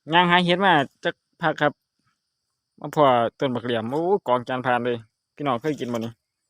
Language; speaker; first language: Thai; native; Thai